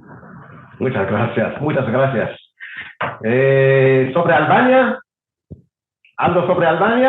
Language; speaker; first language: Spanish; non-native, fluent; Hebrew